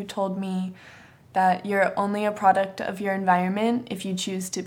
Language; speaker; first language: English; native; English